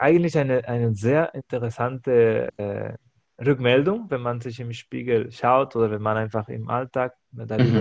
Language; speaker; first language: German; non-native, fluent; Spanish